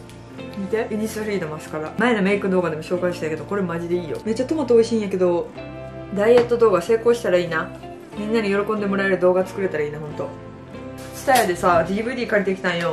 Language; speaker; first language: Japanese; native; Japanese